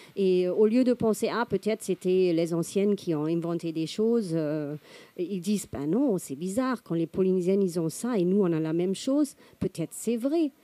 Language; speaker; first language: French; non-native, fluent; German